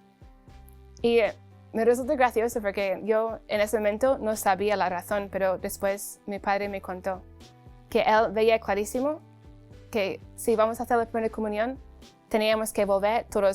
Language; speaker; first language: Spanish; non-native, fluent; English